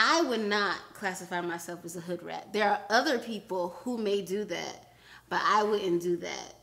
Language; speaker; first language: English; native; English